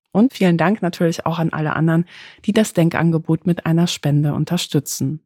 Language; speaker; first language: German; early bilingual, other home language; Polish